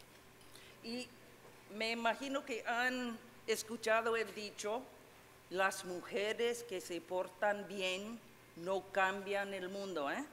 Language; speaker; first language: Spanish; non-native, fluent; English